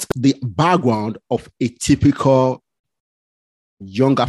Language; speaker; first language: English; non-native, local second language; Yoruba